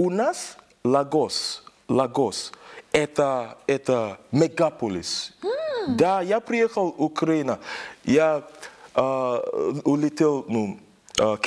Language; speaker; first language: Russian; non-native, learner; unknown